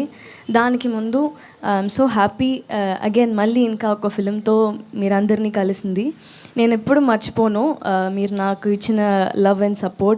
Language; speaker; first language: Telugu; non-native, learner; Tamil